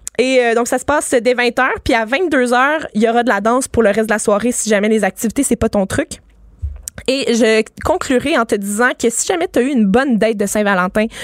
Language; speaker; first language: French; native; French